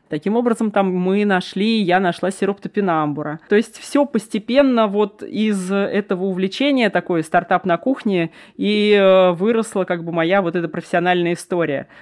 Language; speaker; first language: Russian; native; Russian